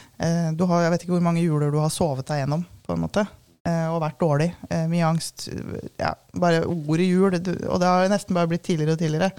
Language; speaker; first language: Norwegian; native; Norwegian